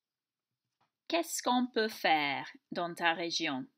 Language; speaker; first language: French; non-native, fluent; English